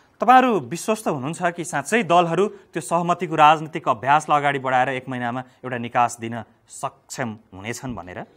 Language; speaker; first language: Nepali; native; Nepali